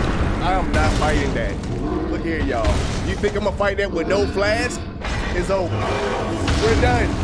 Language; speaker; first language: English; native; English